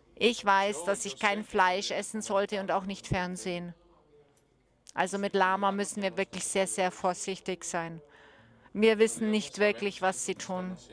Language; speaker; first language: German; non-native, fluent; English